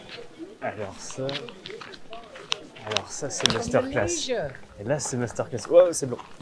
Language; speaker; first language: French; native; French